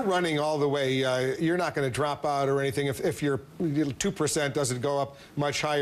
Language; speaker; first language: English; native; English